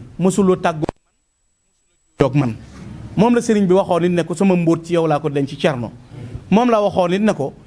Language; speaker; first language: Wolof; native; Wolof